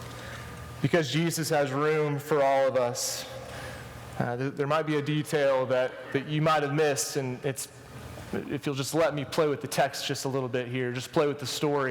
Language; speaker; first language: English; native; English